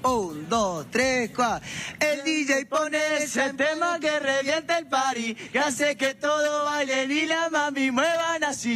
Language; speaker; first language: Spanish; native; Spanish